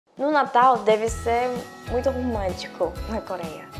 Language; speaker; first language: Portuguese; non-native, fluent; Korean